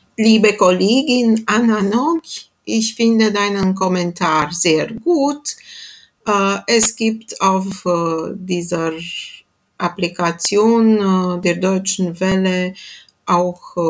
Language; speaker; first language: German; non-native, fluent; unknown